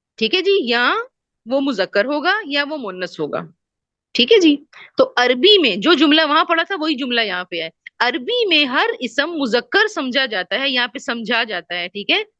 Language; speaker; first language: Urdu; native; Urdu